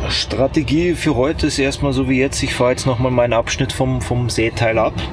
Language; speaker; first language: German; native; German